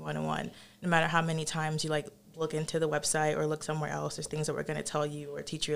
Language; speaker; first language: English; non-native, local second language; Yoruba